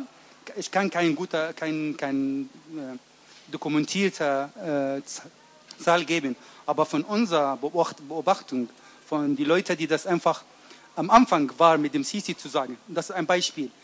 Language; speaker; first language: German; non-native, learner; Arabic